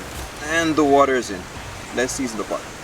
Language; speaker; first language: English; native; English